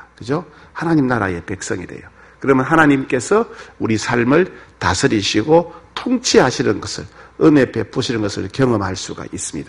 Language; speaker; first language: Korean; native; Korean